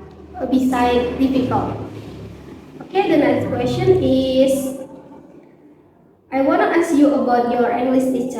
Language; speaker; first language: English; non-native, learner; Indonesian